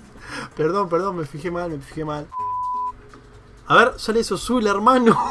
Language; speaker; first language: Spanish; native; Spanish